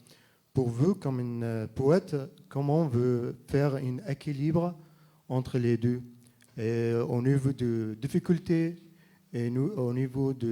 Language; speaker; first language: French; non-native, fluent; Arabic